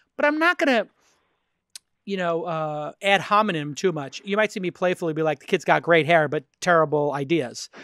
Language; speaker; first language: English; native; English